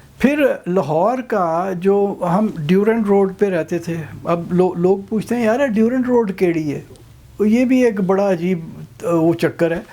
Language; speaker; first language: Urdu; non-native, local second language; Punjabi